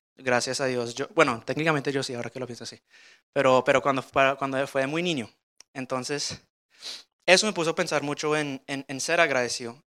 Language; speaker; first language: Spanish; early bilingual, heritage; Spanish